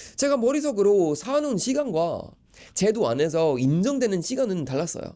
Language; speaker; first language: Korean; non-native, fluent; Swedish